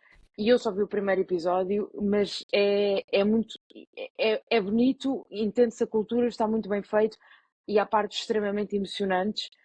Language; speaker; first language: Portuguese; native; Portuguese